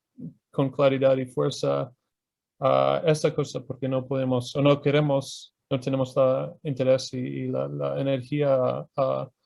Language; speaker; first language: Spanish; non-native, fluent; English